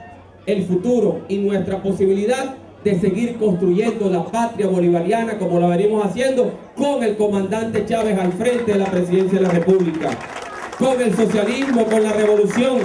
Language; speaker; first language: Spanish; native; Spanish